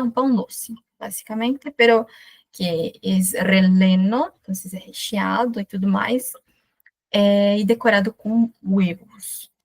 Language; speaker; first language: Spanish; non-native, fluent; Portuguese